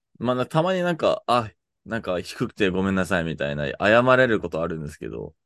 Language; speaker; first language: Japanese; non-native, fluent; English